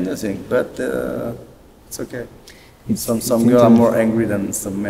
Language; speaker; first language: English; non-native, learner; French